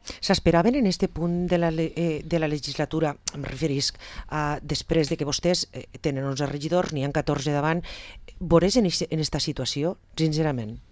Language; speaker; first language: Catalan; native; Catalan